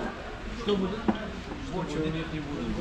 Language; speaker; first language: Russian; non-native, learner; Turkish